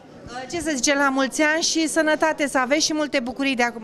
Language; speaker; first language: Romanian; native; Romanian